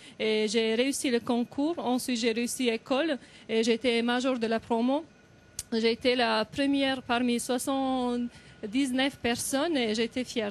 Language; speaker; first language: French; non-native, fluent; Serbian